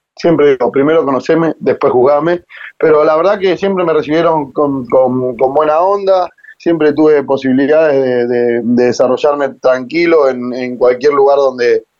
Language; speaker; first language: Spanish; native; Spanish